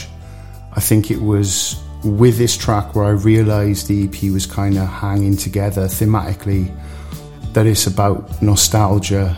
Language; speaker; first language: English; native; English